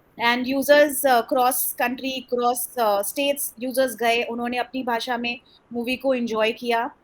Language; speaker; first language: Hindi; early bilingual, heritage; Hindi